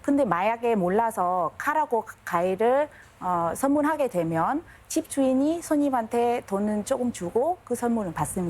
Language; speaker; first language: Korean; non-native, fluent; Vietnamese